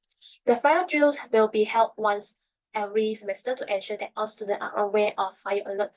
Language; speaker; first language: English; non-native, local second language; Malay